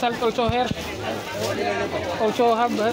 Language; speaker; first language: English; non-native, learner; Filipino